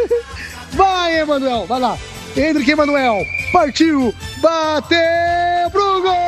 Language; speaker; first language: Portuguese; native; Portuguese